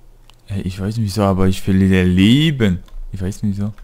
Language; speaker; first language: German; non-native, fluent; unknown